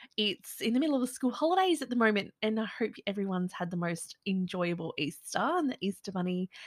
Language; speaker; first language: English; native; English